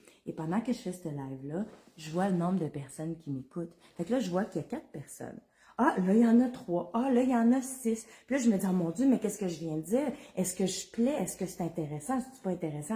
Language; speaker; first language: French; native; French